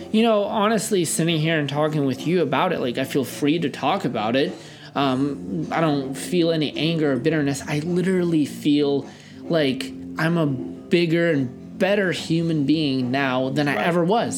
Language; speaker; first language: English; early bilingual, other home language; Russian